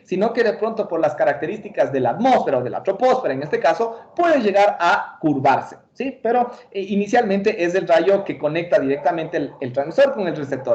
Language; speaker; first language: Spanish; native; Spanish